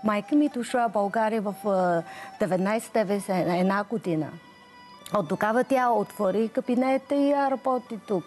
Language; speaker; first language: Bulgarian; non-native, learner; Chinese